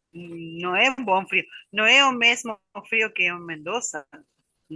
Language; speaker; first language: Portuguese; non-native, learner; Spanish